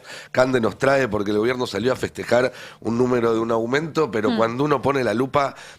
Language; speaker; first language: Spanish; native; Spanish